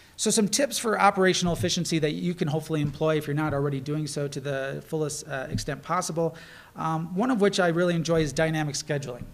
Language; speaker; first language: English; native; English